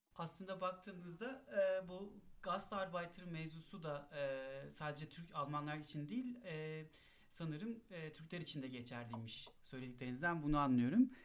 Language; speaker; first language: Turkish; native; Turkish